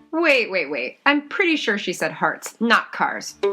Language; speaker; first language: English; native; English